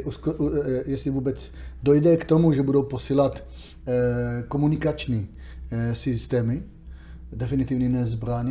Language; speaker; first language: Czech; non-native, learner; Hebrew